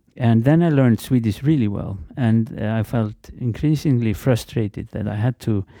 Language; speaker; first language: English; non-native, fluent; Icelandic